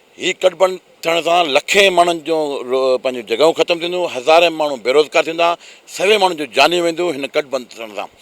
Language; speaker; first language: Sindhi; native; Sindhi